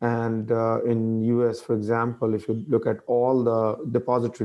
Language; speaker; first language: English; non-native, local second language; Hindi